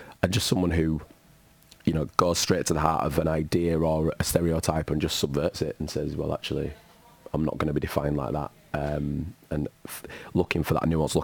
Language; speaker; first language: English; native; English